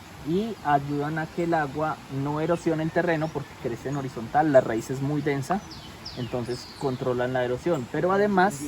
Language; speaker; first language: Spanish; native; Spanish